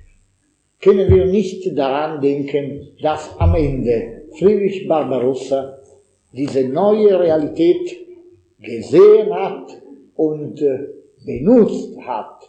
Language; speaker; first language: German; non-native, learner; Italian